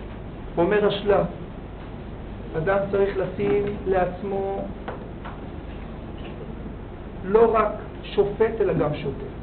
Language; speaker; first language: Hebrew; native; Hebrew